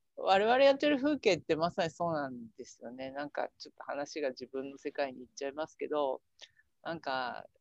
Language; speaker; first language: Japanese; native; Japanese